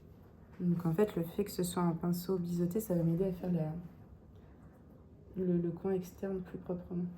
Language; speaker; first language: French; native; French